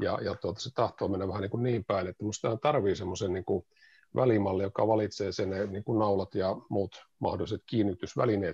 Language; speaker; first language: Finnish; native; Finnish